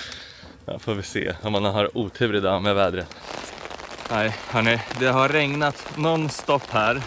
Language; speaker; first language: Swedish; native; Swedish